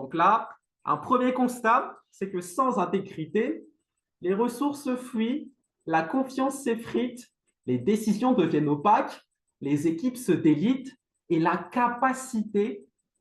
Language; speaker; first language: French; non-native, local second language; Malagasy